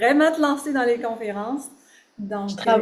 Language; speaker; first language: French; native; French